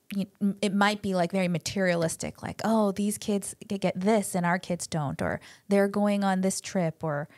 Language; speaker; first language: English; early bilingual, other home language; Korean